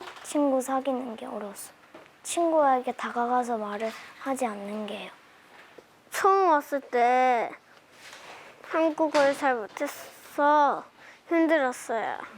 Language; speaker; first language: Korean; early bilingual, other home language; Chinese